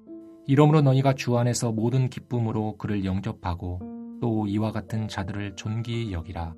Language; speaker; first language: Korean; native; Korean